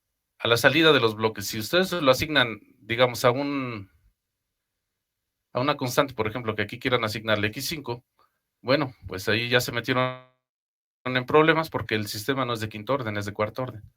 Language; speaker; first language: Spanish; native; Spanish